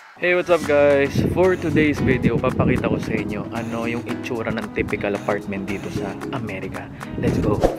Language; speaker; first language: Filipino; native; Filipino